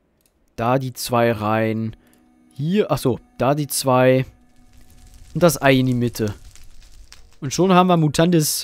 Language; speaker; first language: German; native; German